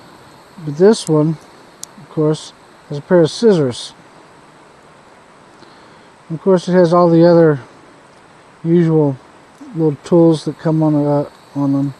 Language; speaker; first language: English; native; English